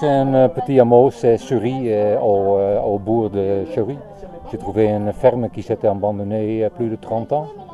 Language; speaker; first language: French; non-native, learner; Dutch